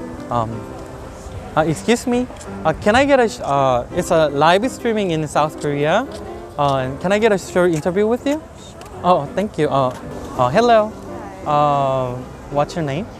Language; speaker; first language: English; non-native, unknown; Korean